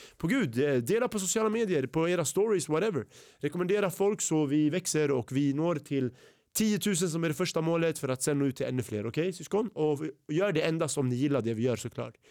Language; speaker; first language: Swedish; early bilingual, other home language; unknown